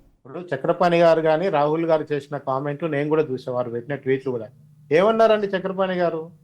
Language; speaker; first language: Telugu; native; Telugu